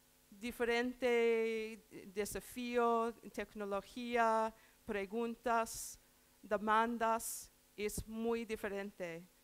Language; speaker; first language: Spanish; non-native, learner; English